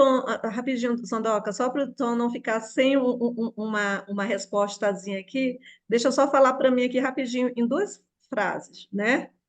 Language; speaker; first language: Portuguese; native; Portuguese